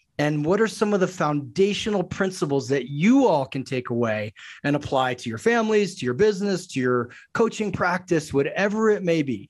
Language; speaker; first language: English; native; English